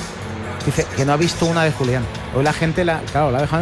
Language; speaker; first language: Spanish; native; Spanish